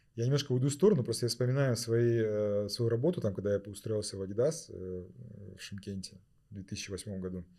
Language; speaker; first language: Russian; native; Russian